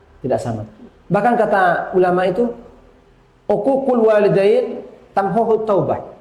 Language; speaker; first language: Indonesian; non-native, local second language; Madurese